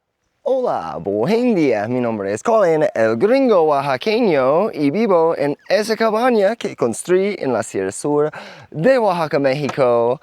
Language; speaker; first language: Spanish; non-native, learner; English